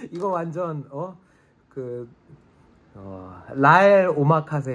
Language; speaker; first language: Korean; native; Korean